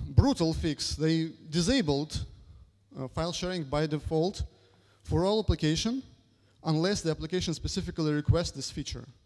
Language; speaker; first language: English; non-native, fluent; Russian